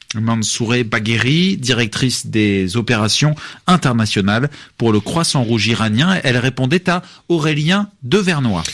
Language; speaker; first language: French; native; French